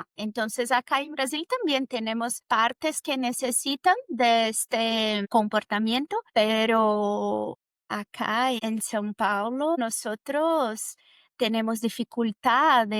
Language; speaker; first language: Spanish; non-native, fluent; Portuguese